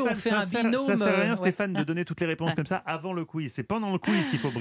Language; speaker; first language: French; native; French